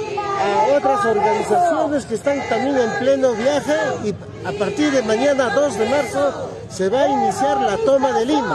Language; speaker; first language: Spanish; native; Spanish